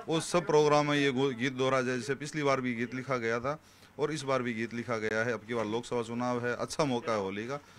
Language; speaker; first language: Hindi; native; Hindi